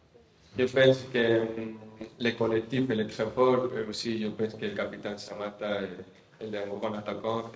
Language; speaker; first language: French; non-native, learner; Spanish